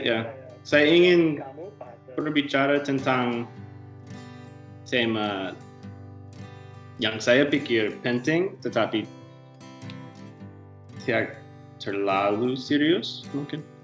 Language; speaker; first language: Indonesian; non-native, learner; English